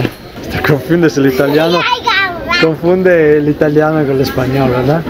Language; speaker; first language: Spanish; non-native, fluent; Italian